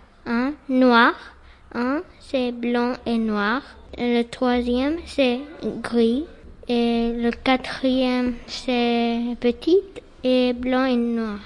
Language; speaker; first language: French; non-native, learner; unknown